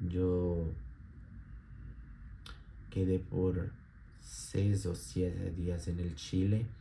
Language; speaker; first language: Spanish; non-native, learner; Portuguese